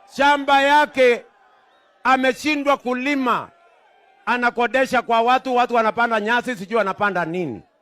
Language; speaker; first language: Swahili; non-native, local second language; Kalenjin